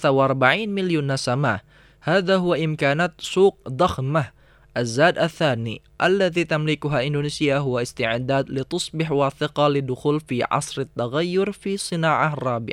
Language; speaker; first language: Arabic; non-native, fluent; Indonesian